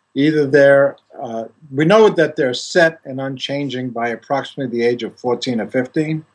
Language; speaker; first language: English; non-native, fluent; Greek